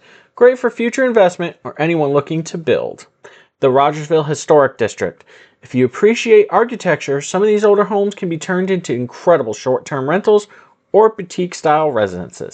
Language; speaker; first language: English; native; English